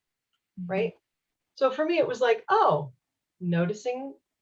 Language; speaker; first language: English; native; English